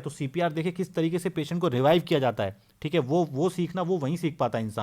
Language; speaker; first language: Hindi; native; Hindi